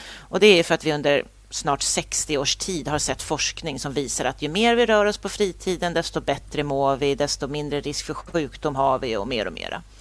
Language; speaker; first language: Swedish; native; Swedish